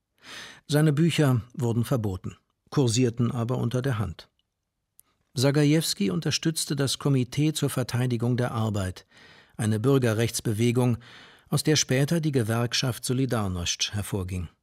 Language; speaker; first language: German; native; German